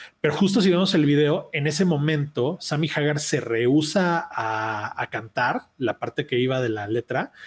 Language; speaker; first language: Spanish; native; Spanish